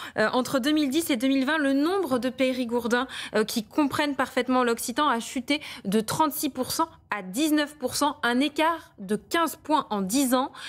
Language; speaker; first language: French; native; French